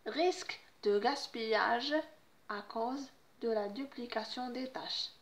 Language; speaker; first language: French; non-native, local second language; Arabic